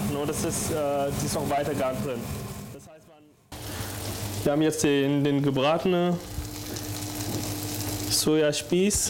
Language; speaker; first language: German; non-native, fluent; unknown